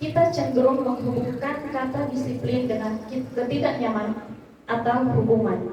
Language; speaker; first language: Indonesian; native; Indonesian